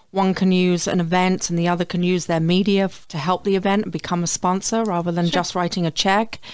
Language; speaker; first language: English; native; English